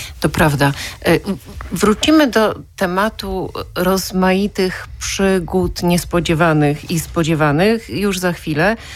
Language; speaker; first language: Polish; native; Polish